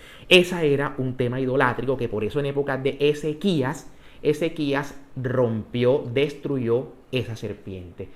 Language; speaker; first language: Spanish; native; Spanish